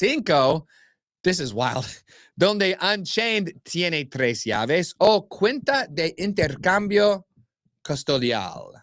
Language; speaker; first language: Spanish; non-native, learner; English